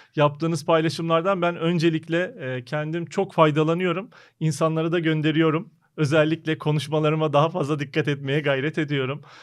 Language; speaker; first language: Turkish; native; Turkish